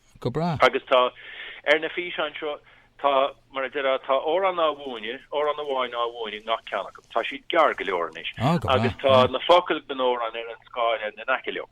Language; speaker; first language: Irish; native; Irish